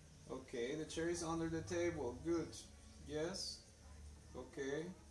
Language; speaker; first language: English; non-native, fluent; Spanish